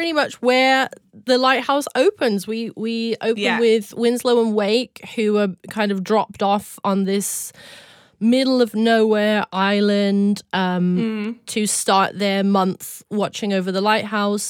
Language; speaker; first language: English; native; English